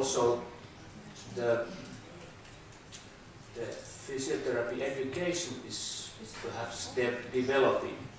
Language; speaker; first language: English; non-native, fluent; Finnish